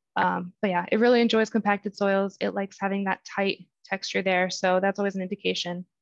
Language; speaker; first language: English; native; English